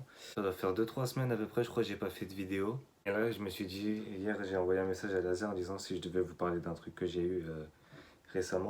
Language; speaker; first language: French; native; French